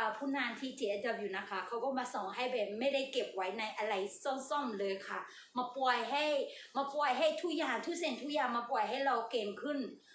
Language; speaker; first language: Thai; non-native, learner; Burmese